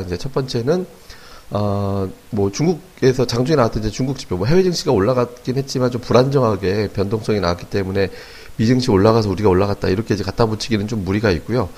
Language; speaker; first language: Korean; native; Korean